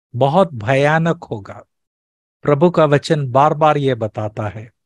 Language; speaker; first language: Hindi; non-native, local second language; Malayalam